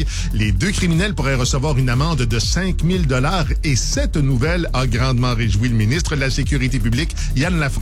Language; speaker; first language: French; native; French